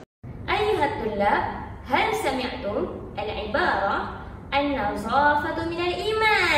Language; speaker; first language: Arabic; non-native, learner; Malay